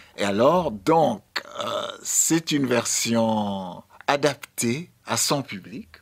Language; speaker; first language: French; non-native, fluent; English